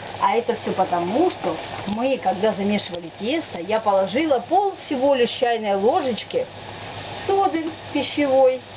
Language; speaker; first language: Russian; native; Russian